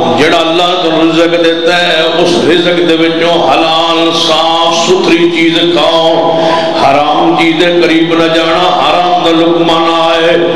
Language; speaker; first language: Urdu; non-native, local second language; Punjabi